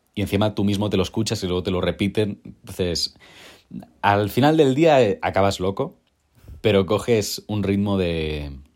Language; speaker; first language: Spanish; native; Spanish